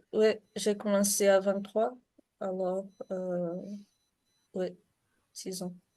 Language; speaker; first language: French; non-native, learner; Portuguese